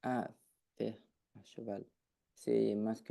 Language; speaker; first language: French; non-native, learner; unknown